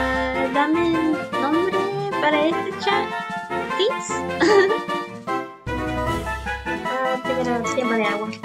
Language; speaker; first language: Spanish; early bilingual, heritage; Spanish